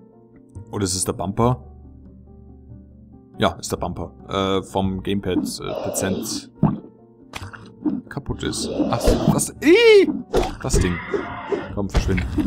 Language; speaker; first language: German; native; German